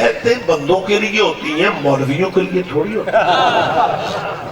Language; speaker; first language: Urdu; non-native, local second language; Punjabi